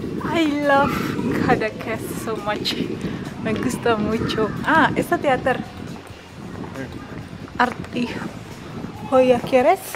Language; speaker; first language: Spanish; non-native, learner; Indonesian